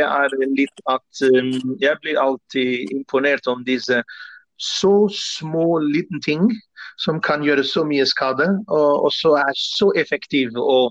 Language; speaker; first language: Norwegian; non-native, fluent; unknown